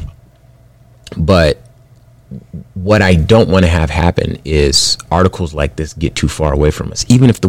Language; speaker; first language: English; early bilingual, other home language; Spanish